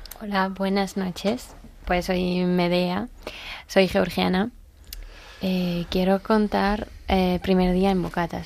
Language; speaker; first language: Spanish; non-native, learner; Georgian